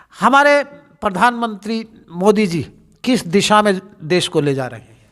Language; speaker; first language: Hindi; native; Hindi